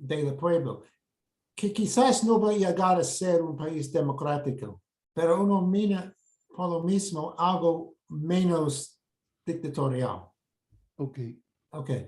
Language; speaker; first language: Spanish; non-native, fluent; English